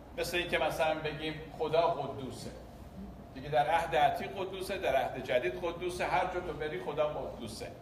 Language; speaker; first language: Persian; non-native, local second language; Armenian